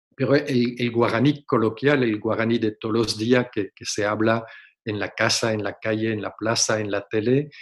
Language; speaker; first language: Spanish; non-native, fluent; French